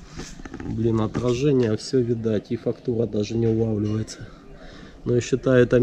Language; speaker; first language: Russian; native; Russian